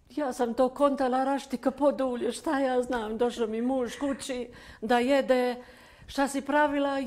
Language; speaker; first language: Croatian; non-native, fluent; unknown